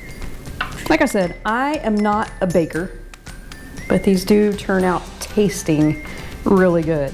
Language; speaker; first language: English; native; English